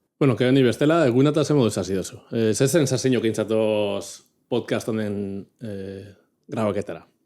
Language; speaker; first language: Basque; native; Basque